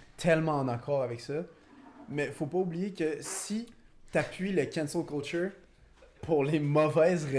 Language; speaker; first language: French; native; French